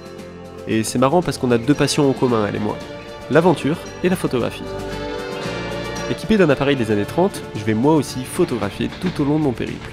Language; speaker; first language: French; native; French